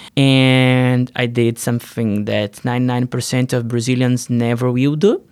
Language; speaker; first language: English; non-native, learner; Portuguese